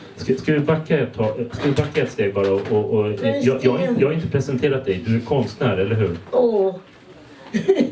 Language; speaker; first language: Swedish; native; Swedish